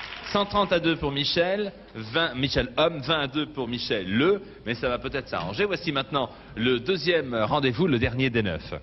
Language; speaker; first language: French; native; French